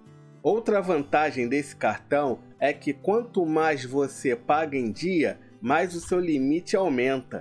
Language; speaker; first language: Portuguese; native; Portuguese